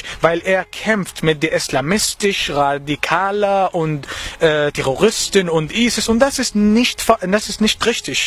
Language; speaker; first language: German; non-native, learner; Arabic